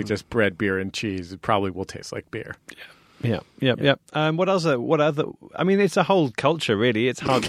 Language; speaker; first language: English; native; English